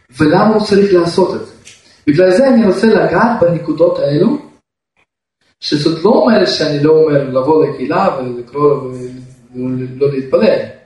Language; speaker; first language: Hebrew; non-native, fluent; Russian